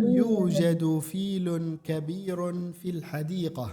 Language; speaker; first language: Arabic; non-native, fluent; Indonesian